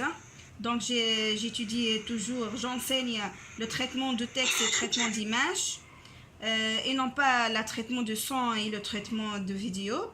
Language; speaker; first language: French; non-native, local second language; Arabic